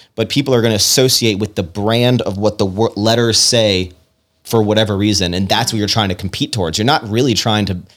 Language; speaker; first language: English; native; English